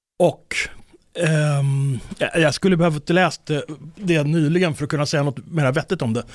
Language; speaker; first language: Swedish; native; Swedish